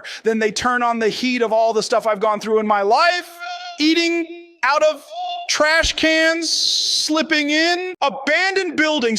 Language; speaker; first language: English; native; English